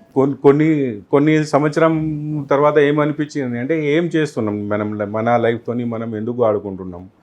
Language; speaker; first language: Telugu; non-native, local second language; Urdu